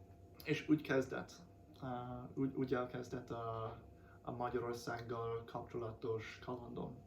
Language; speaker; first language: Hungarian; non-native, fluent; English